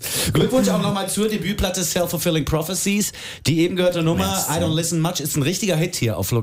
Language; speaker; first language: German; native; German